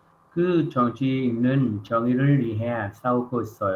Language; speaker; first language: Korean; non-native, learner; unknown